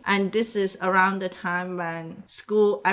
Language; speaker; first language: English; non-native, local second language; Cantonese